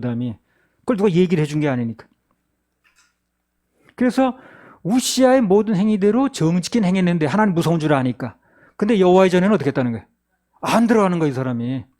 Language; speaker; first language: Korean; native; Korean